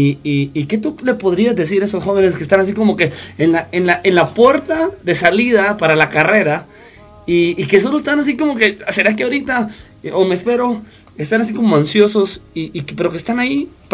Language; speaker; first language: Spanish; native; Spanish